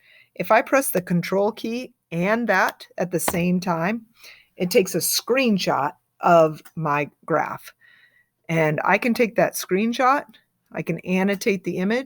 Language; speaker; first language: English; native; English